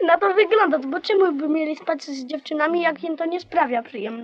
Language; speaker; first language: Polish; native; Polish